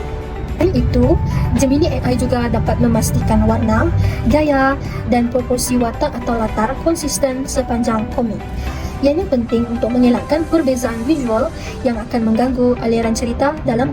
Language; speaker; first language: Malay; native; Malay